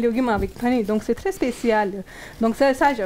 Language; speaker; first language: French; non-native, learner; Hindi